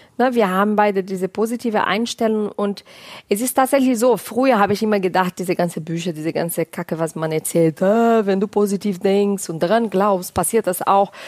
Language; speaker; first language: German; non-native, fluent; Portuguese